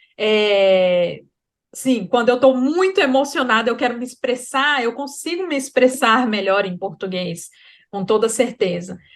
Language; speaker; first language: Portuguese; native; Portuguese